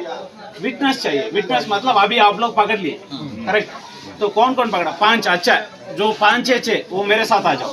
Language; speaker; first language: Hindi; non-native, local second language; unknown